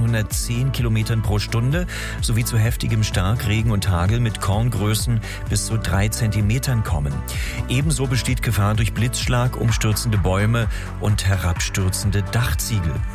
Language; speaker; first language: German; native; German